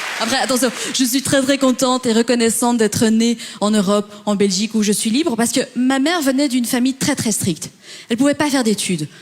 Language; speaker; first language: French; early bilingual, other home language; Persian